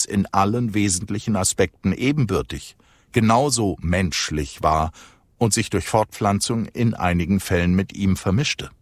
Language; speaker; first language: German; native; German